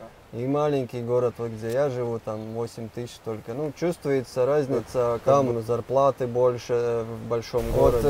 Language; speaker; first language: Russian; non-native, local second language; Latvian